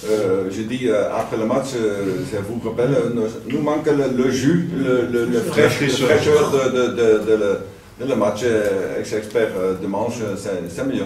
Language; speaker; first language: French; non-native, learner; Dutch